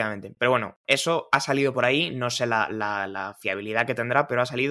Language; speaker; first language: Spanish; native; Spanish